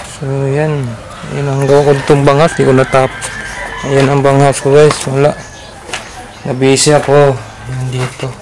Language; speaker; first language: Filipino; non-native, local second language; Cebuano